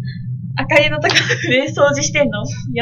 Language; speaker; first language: Japanese; native; Japanese